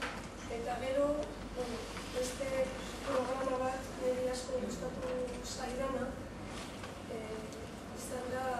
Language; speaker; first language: Basque; non-native, local second language; Spanish